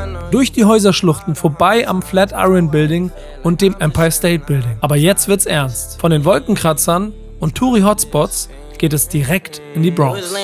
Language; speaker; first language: German; native; German